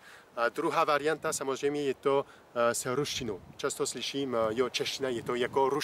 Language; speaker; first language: Czech; non-native, fluent; French